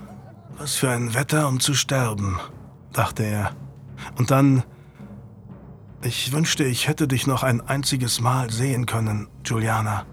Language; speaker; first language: German; native; German